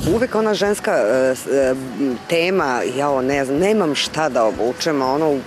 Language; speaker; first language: Serbian; native; Serbian